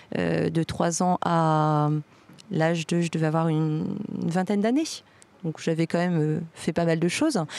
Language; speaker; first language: French; native; French